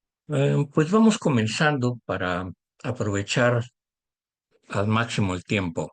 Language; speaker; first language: Spanish; native; Spanish